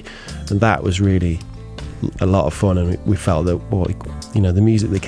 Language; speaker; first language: English; native; English